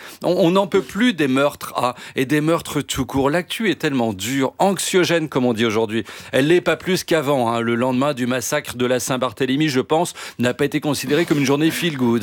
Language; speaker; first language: French; native; French